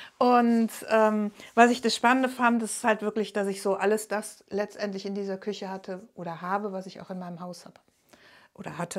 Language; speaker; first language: German; native; German